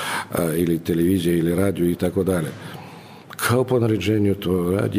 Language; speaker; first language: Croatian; non-native, fluent; Russian